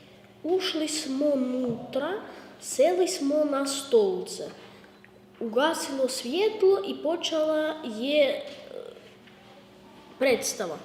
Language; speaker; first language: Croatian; non-native, learner; Ukrainian